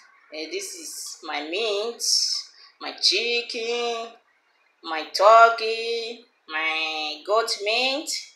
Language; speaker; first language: English; non-native, local second language; Igbo